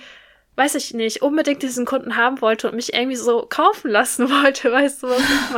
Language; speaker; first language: German; native; German